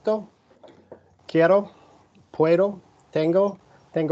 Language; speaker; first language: Spanish; non-native, learner; English